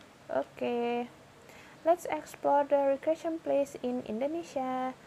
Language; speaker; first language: English; non-native, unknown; Indonesian